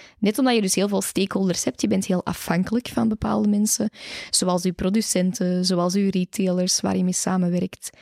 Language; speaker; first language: Dutch; native; Dutch